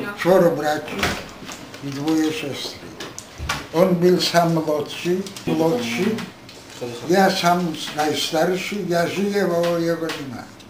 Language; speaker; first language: Polish; non-native, local second language; Yiddish